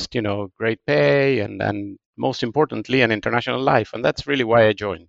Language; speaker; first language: English; non-native, fluent; Spanish